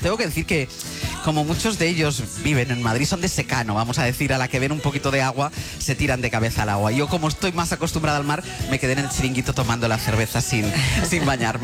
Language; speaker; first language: Spanish; native; Spanish